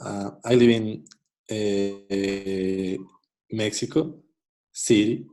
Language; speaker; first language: English; non-native, learner; Spanish